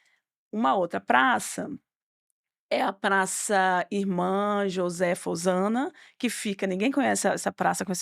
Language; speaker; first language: Portuguese; native; Portuguese